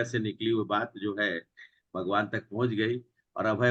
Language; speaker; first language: Hindi; native; Hindi